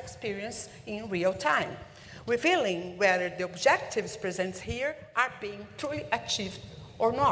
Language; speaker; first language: English; non-native, learner; Portuguese